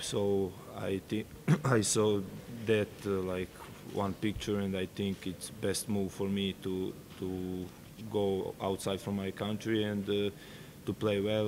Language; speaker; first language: English; non-native, fluent; Serbian